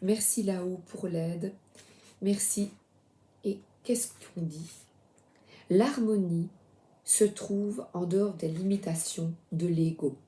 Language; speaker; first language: French; native; French